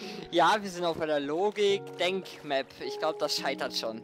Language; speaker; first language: German; native; German